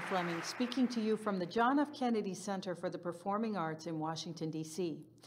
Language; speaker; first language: English; native; English